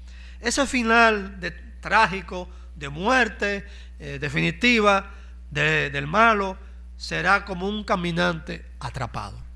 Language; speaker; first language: Spanish; native; Spanish